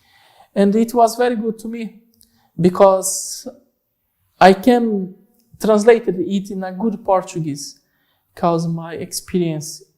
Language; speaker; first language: English; non-native, learner; Portuguese